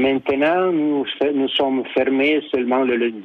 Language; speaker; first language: French; non-native, learner; Italian